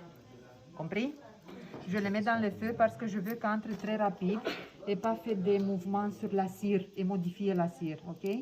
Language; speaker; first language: French; non-native, fluent; Romanian